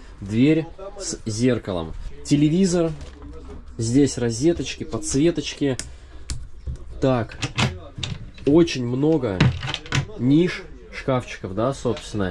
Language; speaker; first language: Russian; native; Russian